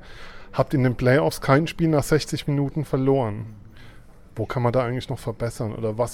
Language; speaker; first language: German; native; German